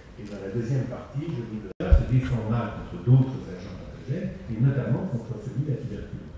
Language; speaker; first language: French; native; French